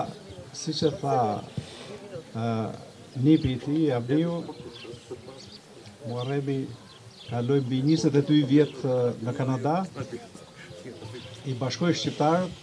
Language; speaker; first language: Albanian; native; Albanian